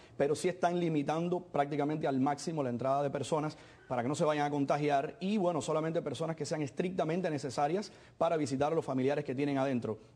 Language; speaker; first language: Spanish; native; Spanish